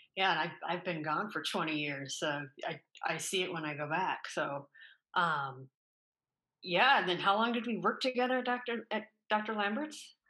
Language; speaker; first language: English; native; English